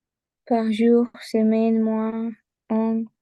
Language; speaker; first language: French; non-native, learner; Spanish